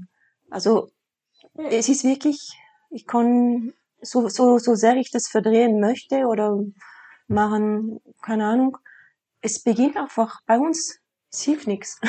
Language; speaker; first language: German; non-native, fluent; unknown